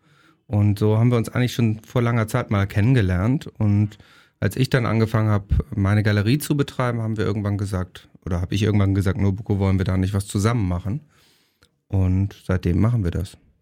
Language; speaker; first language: German; native; German